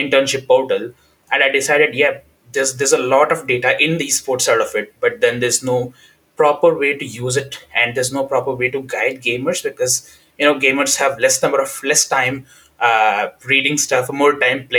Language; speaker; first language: English; non-native, local second language; Hindi